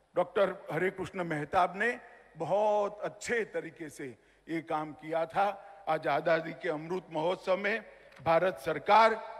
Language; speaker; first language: Hindi; non-native, local second language; Gujarati